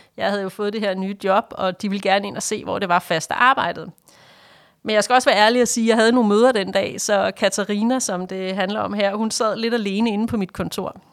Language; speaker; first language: Danish; native; Danish